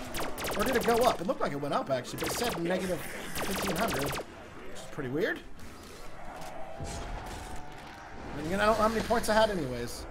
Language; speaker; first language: English; native; English